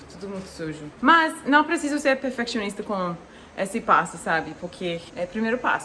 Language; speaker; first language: Portuguese; non-native, fluent; English